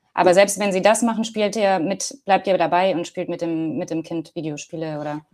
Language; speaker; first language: German; native; German